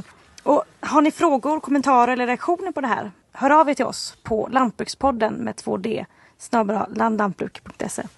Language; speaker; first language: Swedish; native; Swedish